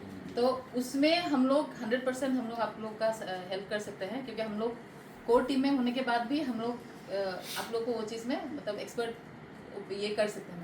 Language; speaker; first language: Hindi; non-native, local second language; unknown